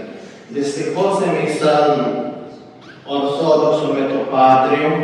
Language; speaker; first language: Greek; non-native, fluent; Portuguese